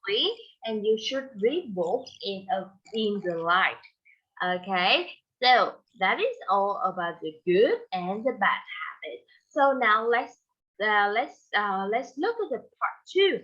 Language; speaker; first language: English; non-native, fluent; Vietnamese